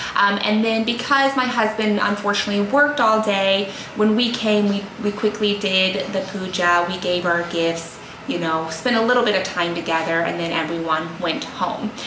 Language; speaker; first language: English; native; English